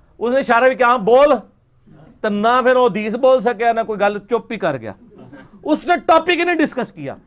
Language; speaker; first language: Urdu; non-native, local second language; Punjabi